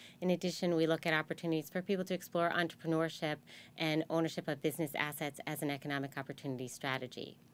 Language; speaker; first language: English; native; English